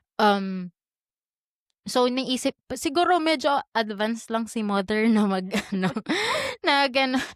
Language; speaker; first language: Filipino; native; Filipino